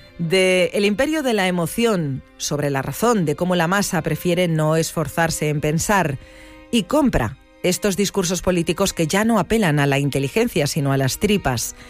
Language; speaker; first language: Spanish; native; Spanish